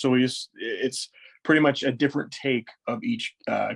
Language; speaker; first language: English; native; English